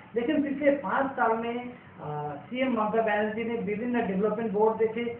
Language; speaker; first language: Hindi; non-native, local second language; Nepali